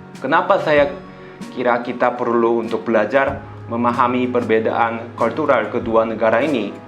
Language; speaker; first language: Indonesian; non-native, fluent; Korean